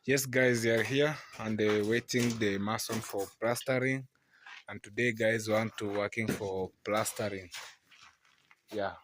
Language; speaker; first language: English; non-native, learner; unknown